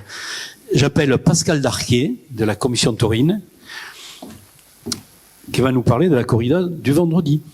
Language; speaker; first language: French; native; French